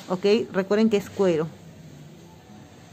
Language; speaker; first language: Spanish; native; Spanish